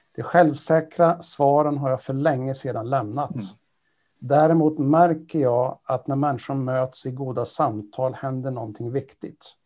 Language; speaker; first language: Swedish; native; Swedish